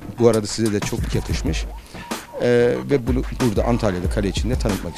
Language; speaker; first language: Turkish; early bilingual, heritage; Turkish